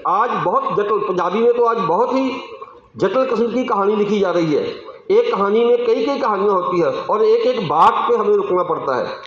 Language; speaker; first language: Hindi; non-native, local second language; Punjabi